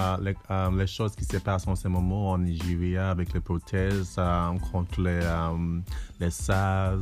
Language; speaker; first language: French; non-native, learner; English